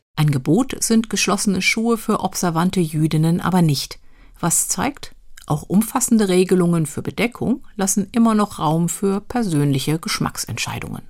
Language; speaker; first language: German; native; German